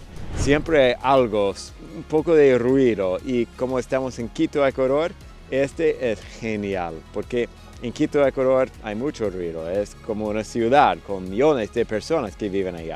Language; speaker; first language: Spanish; non-native, fluent; English